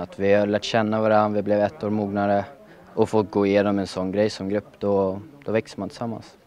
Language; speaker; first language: Swedish; native; Swedish